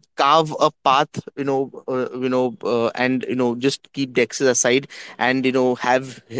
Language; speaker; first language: English; non-native, local second language; Hindi